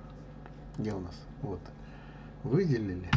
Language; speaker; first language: Russian; native; Russian